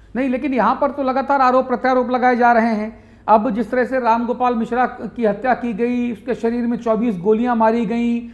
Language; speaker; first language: Hindi; native; Hindi